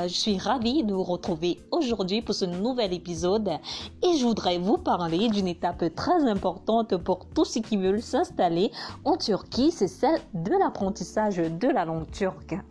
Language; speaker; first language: French; non-native, local second language; Hausa